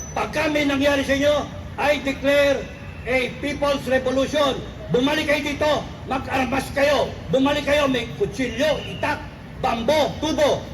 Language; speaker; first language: Filipino; non-native, local second language; Cebuano